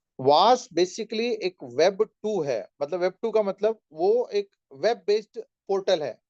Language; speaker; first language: Hindi; non-native, local second language; Marathi